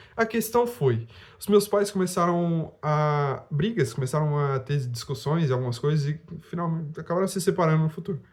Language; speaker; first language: Portuguese; native; Portuguese